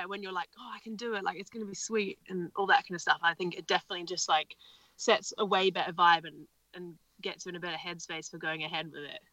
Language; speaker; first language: English; native; English